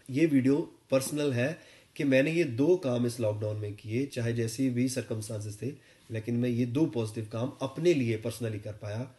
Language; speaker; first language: Hindi; non-native, local second language; Punjabi